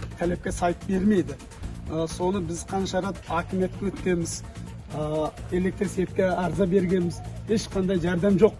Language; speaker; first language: Kazakh; non-native, local second language; Uzbek